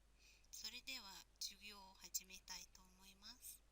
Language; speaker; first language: Japanese; non-native, fluent; Mongolian